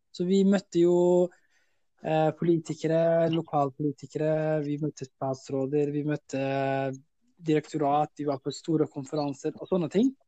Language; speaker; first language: Norwegian; early bilingual, other home language; Somali